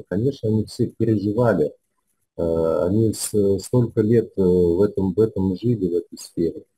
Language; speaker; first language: Russian; native; Russian